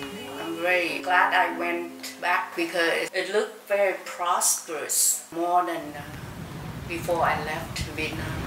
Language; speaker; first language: English; early bilingual, other home language; Vietnamese